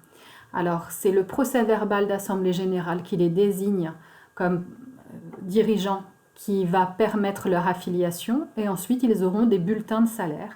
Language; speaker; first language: French; native; French